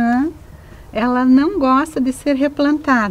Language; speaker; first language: Portuguese; native; Portuguese